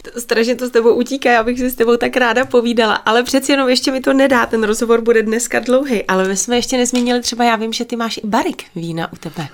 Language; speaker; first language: Czech; native; Czech